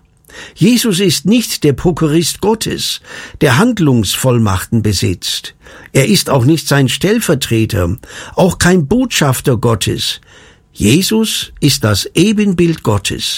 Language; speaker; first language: German; native; German